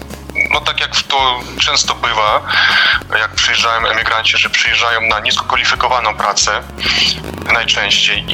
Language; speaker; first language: Polish; non-native, fluent; Ukrainian